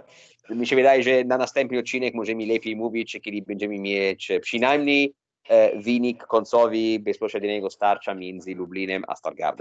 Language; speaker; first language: Polish; non-native, fluent; Italian